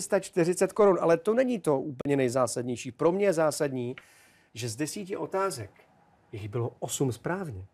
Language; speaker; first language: Czech; native; Czech